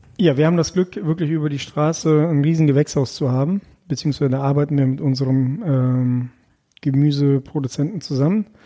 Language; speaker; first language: German; early bilingual, other home language; Russian